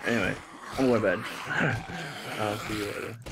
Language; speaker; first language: English; native; English